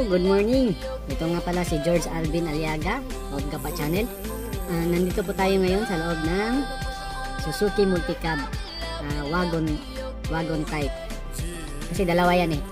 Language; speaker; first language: Filipino; non-native, local second language; Cebuano